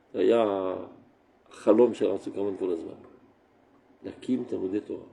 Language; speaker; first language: Hebrew; non-native, fluent; French